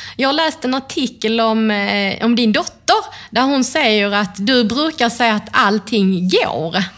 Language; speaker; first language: Swedish; native; Swedish